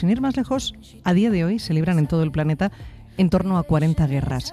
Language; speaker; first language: Spanish; native; Spanish